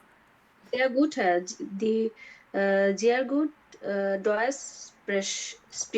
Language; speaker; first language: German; non-native, learner; Bangla